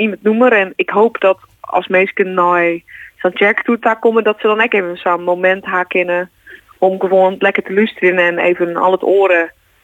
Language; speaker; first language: Dutch; non-native, local second language; Western Frisian